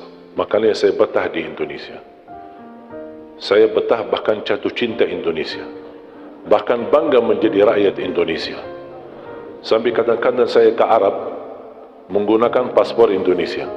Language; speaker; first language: Indonesian; non-native, fluent; Arabic